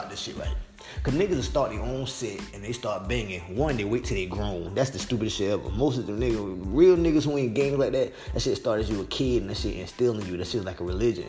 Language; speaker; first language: English; native; English